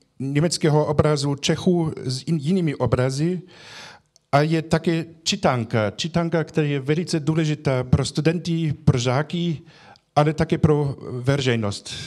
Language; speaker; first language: Czech; non-native, fluent; German